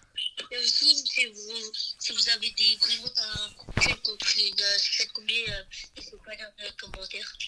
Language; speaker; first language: French; native; French